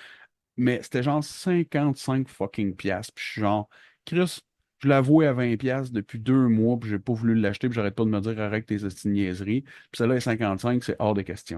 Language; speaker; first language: French; native; French